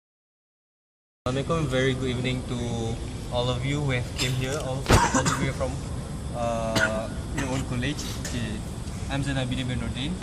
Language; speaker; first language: English; non-native, learner; Malay